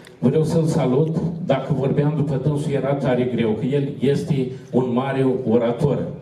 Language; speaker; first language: Romanian; native; Romanian